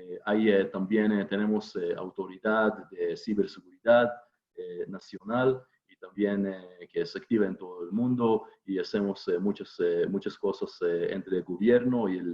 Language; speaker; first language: Spanish; non-native, fluent; Hebrew